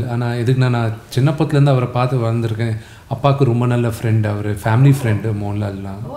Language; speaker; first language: Tamil; non-native, local second language; Telugu